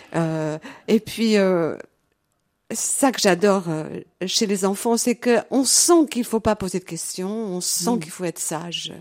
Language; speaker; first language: French; early bilingual, other home language; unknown